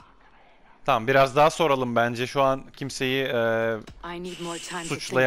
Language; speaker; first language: Turkish; native; Turkish